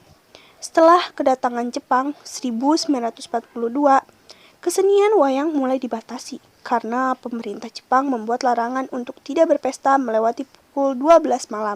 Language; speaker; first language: Indonesian; native; Indonesian